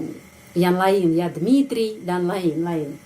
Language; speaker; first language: Indonesian; non-native, fluent; Russian